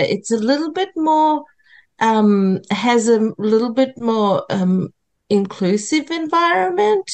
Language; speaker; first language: English; native; English